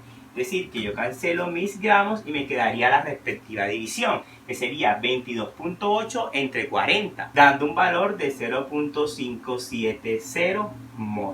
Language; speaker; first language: Spanish; native; Spanish